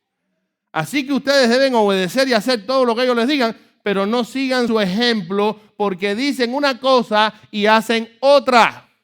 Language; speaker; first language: Spanish; native; Spanish